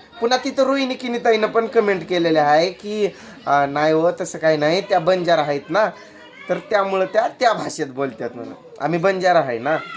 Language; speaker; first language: Marathi; native; Marathi